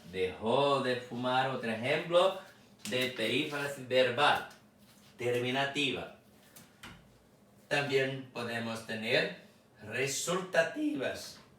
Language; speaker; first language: Spanish; non-native, fluent; Portuguese